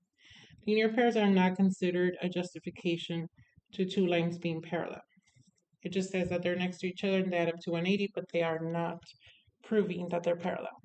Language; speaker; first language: English; native; English